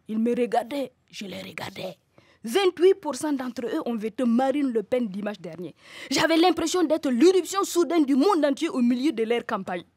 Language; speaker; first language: French; non-native, local second language; Mossi